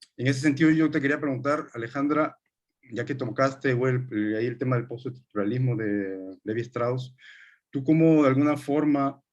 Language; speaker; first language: Spanish; native; Spanish